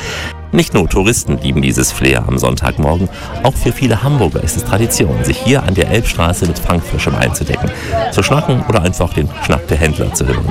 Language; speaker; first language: German; native; German